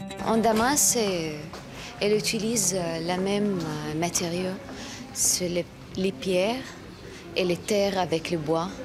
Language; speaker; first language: French; non-native, learner; Arabic